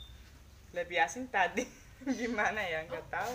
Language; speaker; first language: Indonesian; non-native, learner; Spanish